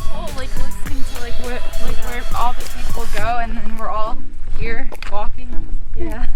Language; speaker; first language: English; non-native, learner; Italian